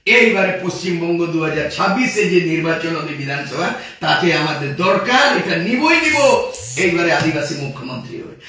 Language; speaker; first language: Bangla; non-native, local second language; Santali